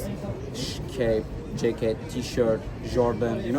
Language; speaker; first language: English; non-native, learner; Turkish